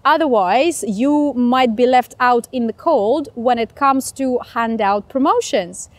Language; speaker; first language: English; non-native, fluent; Russian